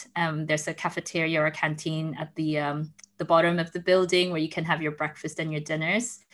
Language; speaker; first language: English; non-native, local second language; Filipino